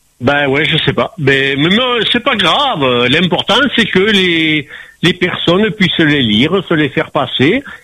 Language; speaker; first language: French; native; French